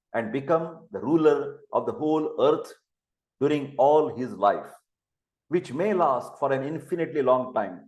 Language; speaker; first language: Hindi; non-native, local second language; Marathi